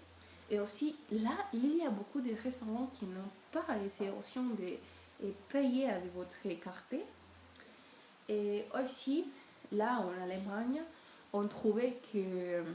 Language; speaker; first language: French; non-native, learner; Spanish